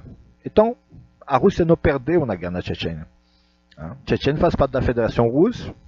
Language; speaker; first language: Portuguese; non-native, fluent; Russian